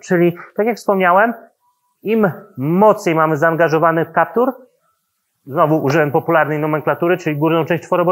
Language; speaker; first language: Polish; native; Polish